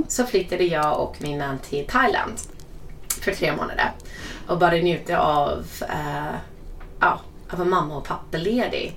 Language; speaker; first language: Swedish; non-native, fluent; English